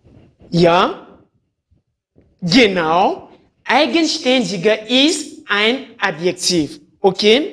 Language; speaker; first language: German; non-native, fluent; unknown